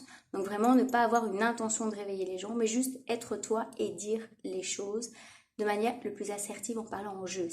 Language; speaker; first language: French; native; French